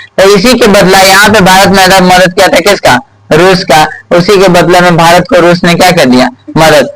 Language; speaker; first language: Hindi; native; Hindi